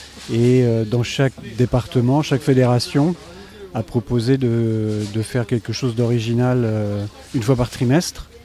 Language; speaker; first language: French; native; French